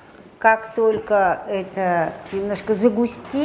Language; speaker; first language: Russian; native; Russian